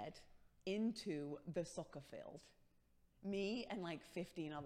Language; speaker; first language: English; native; English